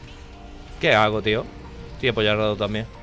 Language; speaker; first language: Spanish; native; Spanish